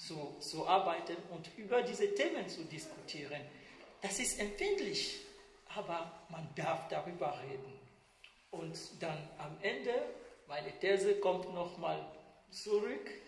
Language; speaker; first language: German; non-native, fluent; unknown